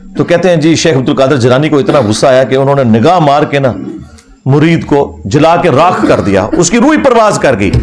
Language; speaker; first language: Urdu; non-native, local second language; Punjabi